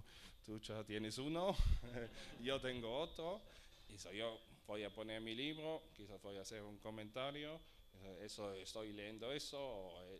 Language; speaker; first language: Spanish; non-native, fluent; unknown